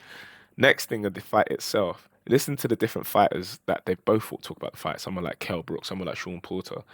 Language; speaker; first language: English; native; English